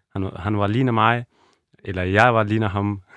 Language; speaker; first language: Danish; non-native, learner; Persian